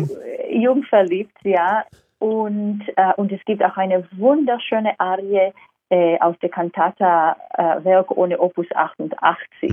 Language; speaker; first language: German; non-native, fluent; Hebrew